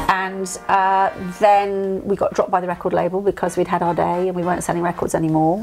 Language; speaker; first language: English; native; English